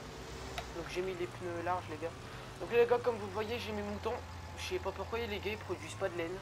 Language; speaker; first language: French; native; French